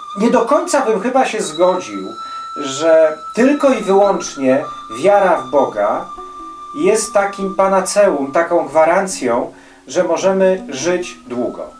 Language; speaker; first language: Polish; native; Polish